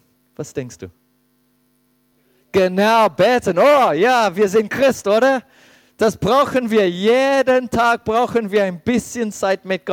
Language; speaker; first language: German; non-native, fluent; English